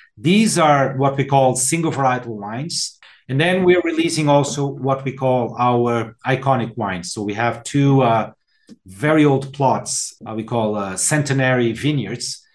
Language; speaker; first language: English; non-native, fluent; Portuguese